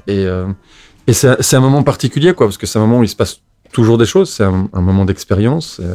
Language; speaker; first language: French; native; French